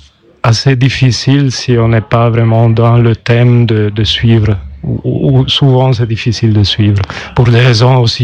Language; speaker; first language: French; non-native, local second language; German